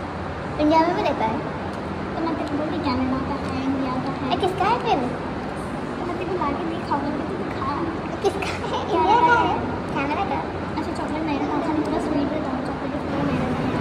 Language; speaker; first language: Hindi; non-native, local second language; Telugu